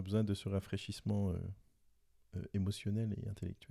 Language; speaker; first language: French; native; French